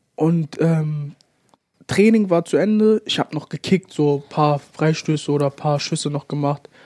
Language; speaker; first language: German; native; German